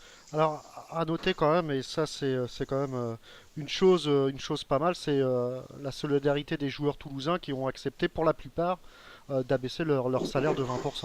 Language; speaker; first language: French; native; French